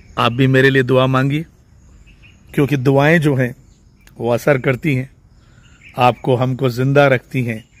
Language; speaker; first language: Hindi; non-native, local second language; Sindhi